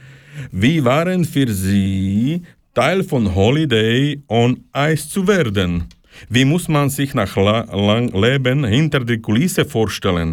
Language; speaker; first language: German; non-native, learner; Slovak